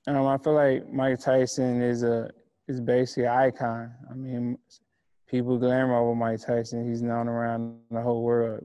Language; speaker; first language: English; native; English